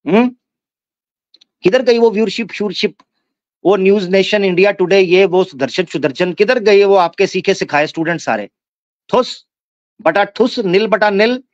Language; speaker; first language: Hindi; native; Hindi